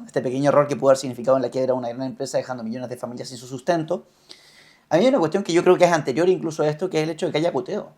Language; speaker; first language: Spanish; native; Spanish